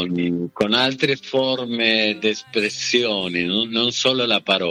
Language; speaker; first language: Italian; non-native, fluent; Spanish